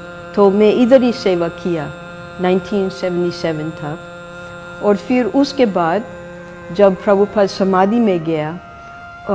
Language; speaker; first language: Hindi; non-native, fluent; English